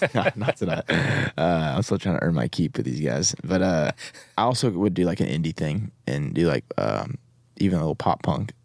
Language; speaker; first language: English; native; English